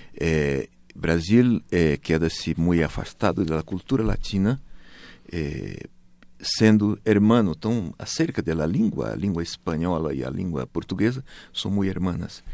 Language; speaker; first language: Spanish; non-native, learner; Portuguese